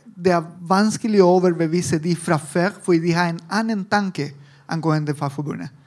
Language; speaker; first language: Norwegian; non-native, fluent; Italian